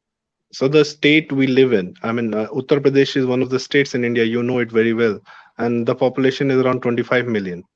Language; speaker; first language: English; non-native, local second language; Hindi